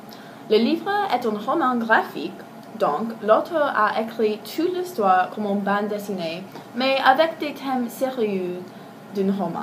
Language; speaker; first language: French; non-native, learner; English